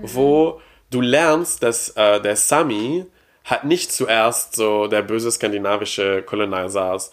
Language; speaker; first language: German; non-native, fluent; English